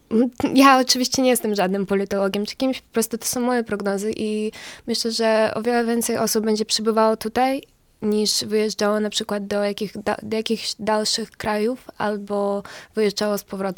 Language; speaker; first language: Polish; non-native, fluent; Ukrainian